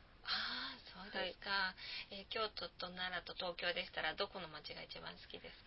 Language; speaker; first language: Japanese; native; Japanese